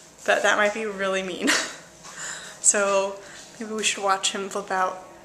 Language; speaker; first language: English; native; English